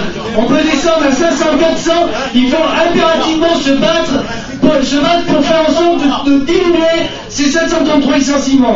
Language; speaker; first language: French; native; French